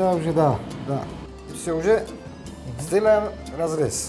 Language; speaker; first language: Polish; non-native, learner; Georgian